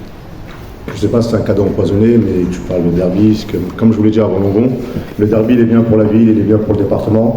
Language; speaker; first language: French; native; French